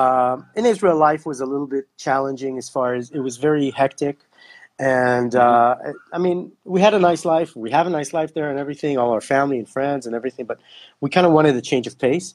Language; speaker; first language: English; non-native, local second language; Hebrew